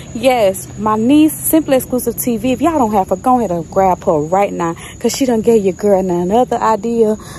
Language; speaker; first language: English; native; English